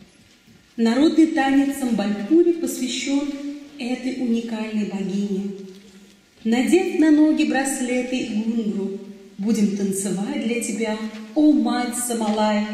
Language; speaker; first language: Russian; native; Russian